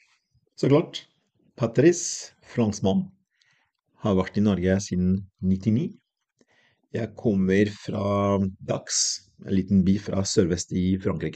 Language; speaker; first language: Norwegian; non-native, fluent; French